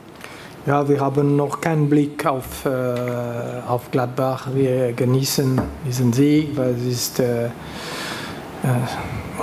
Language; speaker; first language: German; non-native, local second language; French